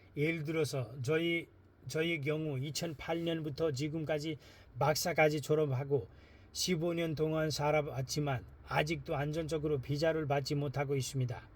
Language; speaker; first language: Korean; non-native, fluent; Nepali